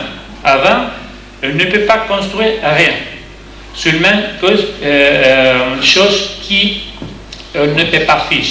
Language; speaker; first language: French; non-native, learner; Spanish